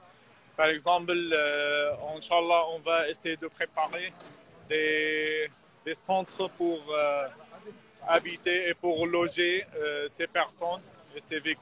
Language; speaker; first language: French; non-native, fluent; Arabic